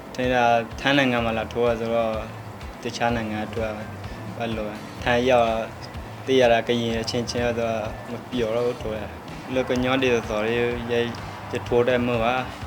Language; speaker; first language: Burmese; non-native, local second language; Karen languages